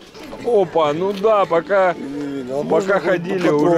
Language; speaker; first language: Russian; native; Russian